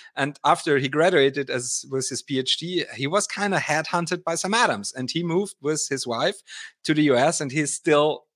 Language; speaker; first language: English; non-native, fluent; German